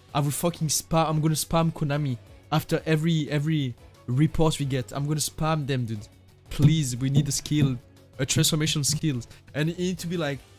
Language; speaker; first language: English; non-native, fluent; French